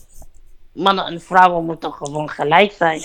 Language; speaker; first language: Dutch; non-native, learner; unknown